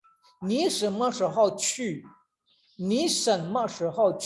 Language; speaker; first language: Chinese; non-native, fluent; Indonesian